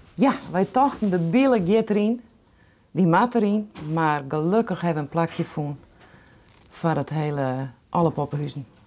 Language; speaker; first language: Dutch; non-native, local second language; Western Frisian